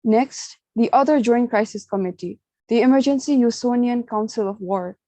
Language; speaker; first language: English; non-native, local second language; Nepali